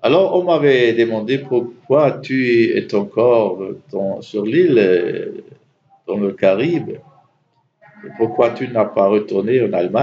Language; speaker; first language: French; non-native, fluent; German